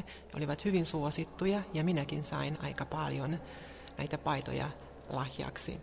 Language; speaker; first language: Finnish; non-native, fluent; Hungarian